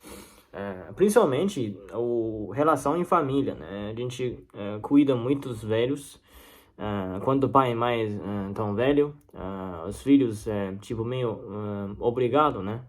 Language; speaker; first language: Portuguese; non-native, learner; Chinese